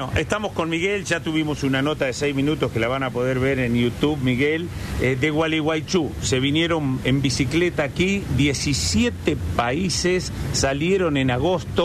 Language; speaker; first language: Spanish; native; Spanish